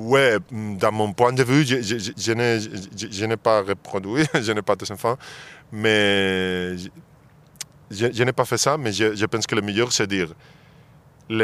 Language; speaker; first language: French; non-native, fluent; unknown